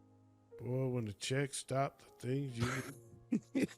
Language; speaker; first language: English; native; English